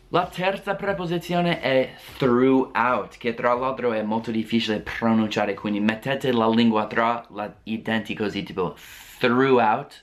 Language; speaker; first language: Italian; non-native, fluent; English